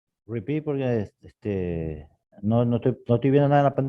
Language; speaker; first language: Spanish; native; Spanish